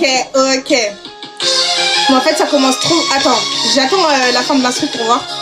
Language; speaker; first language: French; native; French